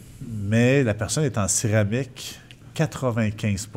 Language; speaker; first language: French; native; French